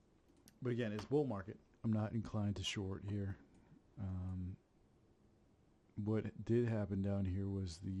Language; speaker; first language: English; native; English